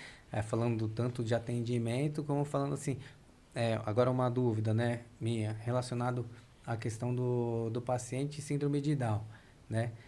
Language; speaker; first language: Portuguese; native; Portuguese